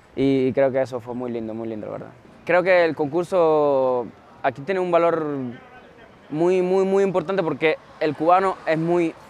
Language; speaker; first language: Spanish; native; Spanish